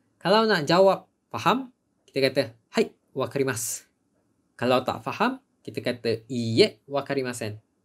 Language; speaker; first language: Malay; native; Malay